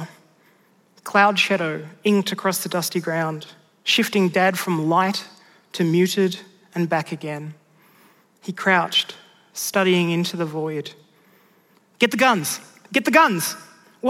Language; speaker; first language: English; native; English